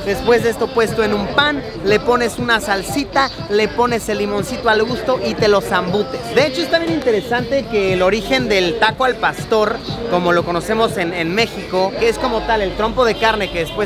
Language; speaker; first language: Spanish; native; Spanish